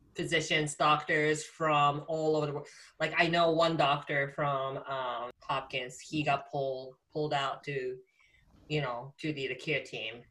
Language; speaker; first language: English; non-native, fluent; Japanese